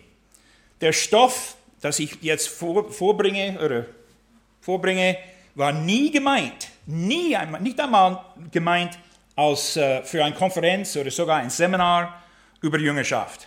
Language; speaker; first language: German; non-native, fluent; English